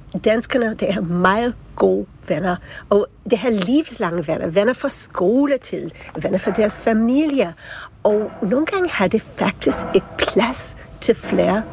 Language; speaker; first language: Danish; non-native, fluent; English